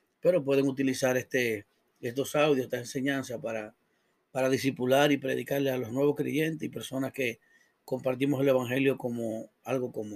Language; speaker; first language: Spanish; native; Spanish